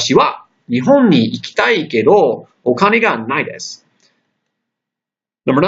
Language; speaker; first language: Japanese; non-native, fluent; English